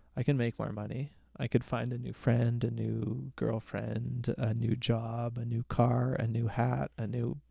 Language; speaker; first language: English; native; English